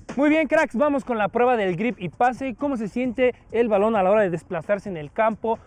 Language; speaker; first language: Spanish; native; Spanish